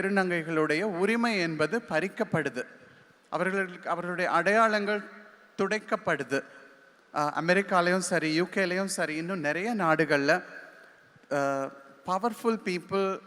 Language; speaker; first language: Tamil; native; Tamil